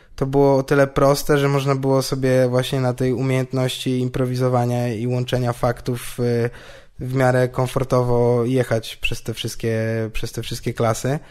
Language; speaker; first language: Polish; native; Polish